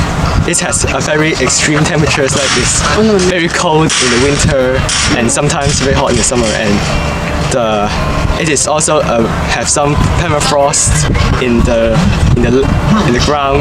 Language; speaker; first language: English; non-native, learner; Cantonese